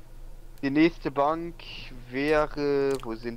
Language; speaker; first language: German; native; German